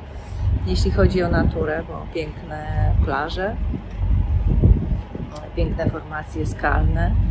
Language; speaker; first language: Polish; native; Polish